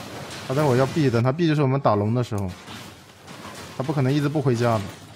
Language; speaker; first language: Chinese; native; Chinese